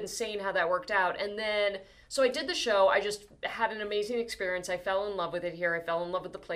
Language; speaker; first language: English; native; English